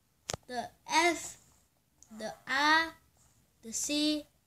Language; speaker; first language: Dutch; early bilingual, other home language; Turkish